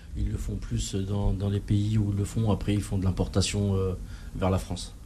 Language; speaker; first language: French; native; French